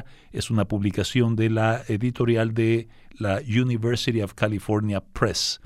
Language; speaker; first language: Spanish; native; Spanish